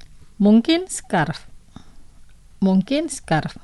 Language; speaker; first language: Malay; non-native, fluent; Spanish